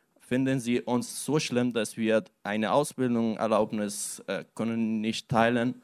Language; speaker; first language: German; non-native, learner; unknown